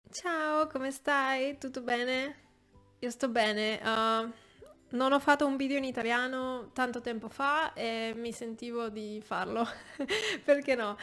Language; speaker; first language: Italian; non-native, fluent; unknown